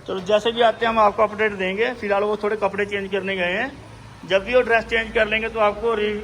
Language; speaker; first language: Hindi; non-native, local second language; Punjabi